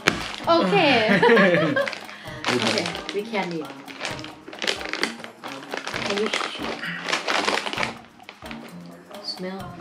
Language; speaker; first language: English; non-native, learner; Thai